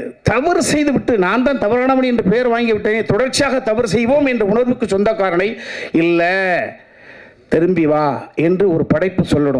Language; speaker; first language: Tamil; native; Tamil